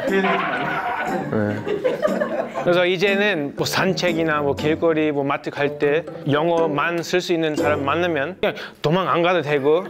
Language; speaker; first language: Korean; non-native, fluent; English